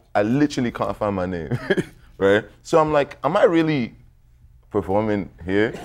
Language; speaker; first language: English; non-native, local second language; Yoruba